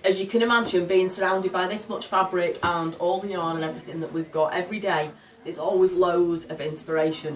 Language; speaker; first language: English; native; English